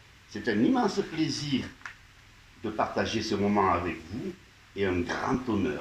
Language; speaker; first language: French; native; French